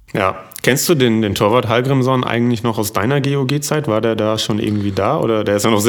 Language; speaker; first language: German; native; German